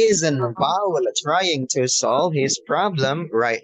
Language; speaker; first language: English; non-native, fluent; Indonesian